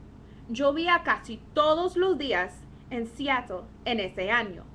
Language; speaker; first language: Spanish; non-native, fluent; English